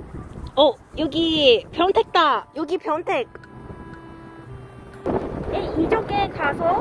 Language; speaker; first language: Korean; non-native, learner; Cantonese